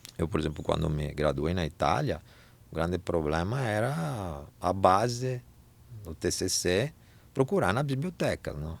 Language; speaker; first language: Portuguese; non-native, fluent; Italian